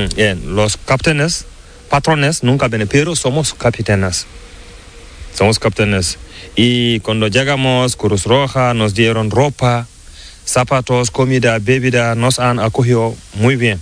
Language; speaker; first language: Spanish; non-native, learner; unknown